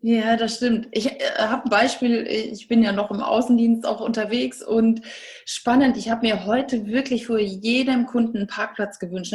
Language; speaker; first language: German; native; German